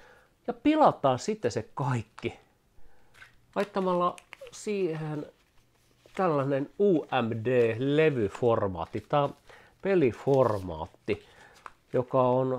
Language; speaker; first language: Finnish; native; Finnish